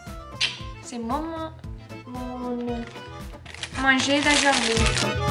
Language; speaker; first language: French; non-native, learner; Spanish